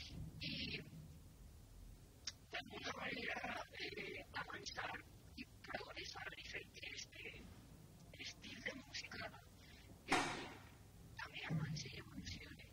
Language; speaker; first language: Catalan; non-native, local second language; Spanish